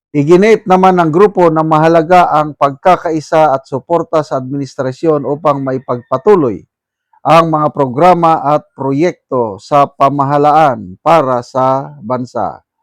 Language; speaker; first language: Filipino; non-native, local second language; Iloko